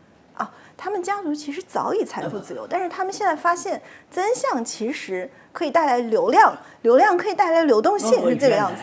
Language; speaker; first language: Chinese; native; Chinese